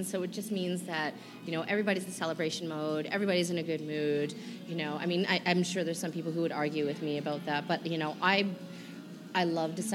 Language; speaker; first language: English; native; English